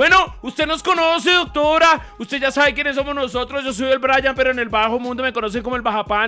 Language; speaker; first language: Spanish; native; Spanish